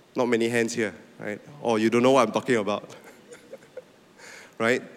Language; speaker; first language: English; non-native, local second language; Min Nan Chinese